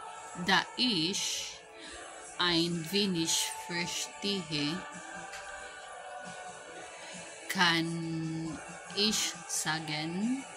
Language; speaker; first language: German; non-native, learner; Filipino